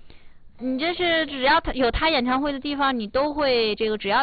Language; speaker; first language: Chinese; native; Chinese